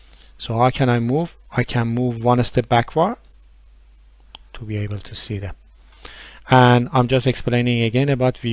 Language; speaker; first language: English; non-native, fluent; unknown